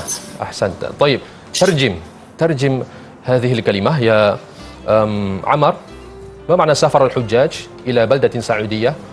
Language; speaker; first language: Arabic; non-native, fluent; Malay